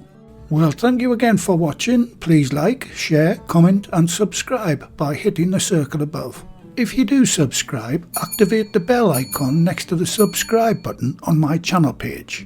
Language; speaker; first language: English; native; English